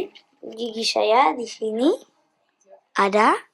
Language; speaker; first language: Indonesian; early bilingual, heritage; Dutch